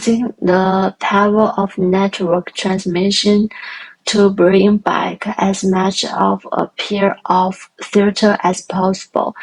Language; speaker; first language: English; non-native, learner; Chinese